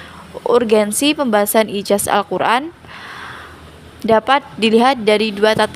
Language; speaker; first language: Indonesian; native; Indonesian